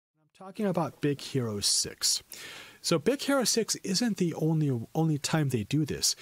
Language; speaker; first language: English; native; English